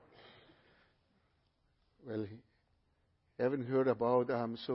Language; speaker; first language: English; non-native, fluent; Papiamento